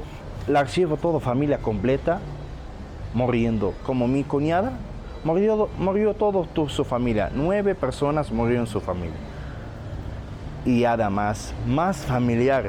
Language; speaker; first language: Spanish; non-native, fluent; Arabic